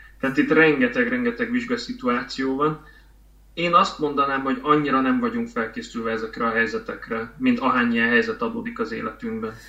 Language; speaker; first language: Hungarian; native; Hungarian